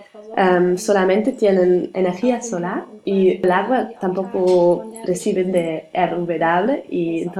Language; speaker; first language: Spanish; non-native, learner; German